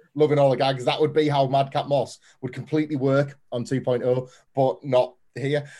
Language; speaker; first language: English; native; English